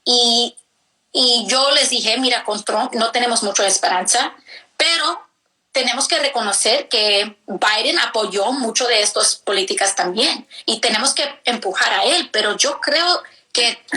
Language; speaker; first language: Spanish; early bilingual, heritage; English